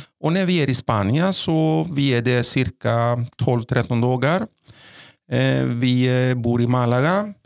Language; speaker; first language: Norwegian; non-native, fluent; Greek